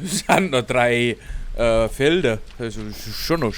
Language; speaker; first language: German; native; German